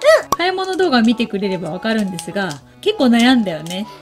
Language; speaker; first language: Japanese; native; Japanese